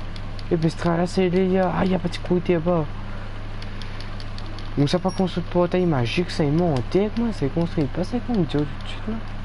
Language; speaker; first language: French; non-native, local second language; Réunion Creole French